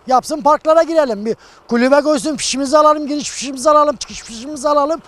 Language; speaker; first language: Turkish; native; Turkish